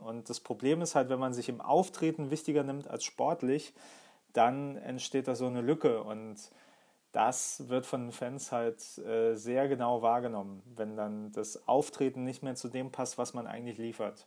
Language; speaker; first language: German; native; German